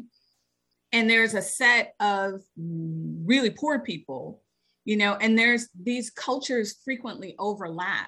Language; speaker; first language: English; native; English